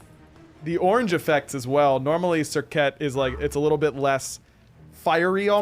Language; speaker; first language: English; native; English